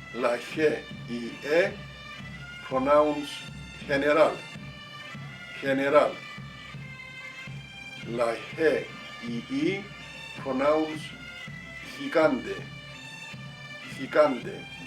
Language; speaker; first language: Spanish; non-native, fluent; English